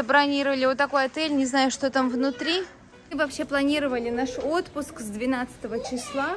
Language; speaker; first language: Russian; native; Russian